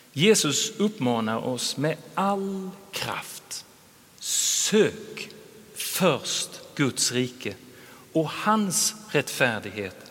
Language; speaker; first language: Swedish; native; Swedish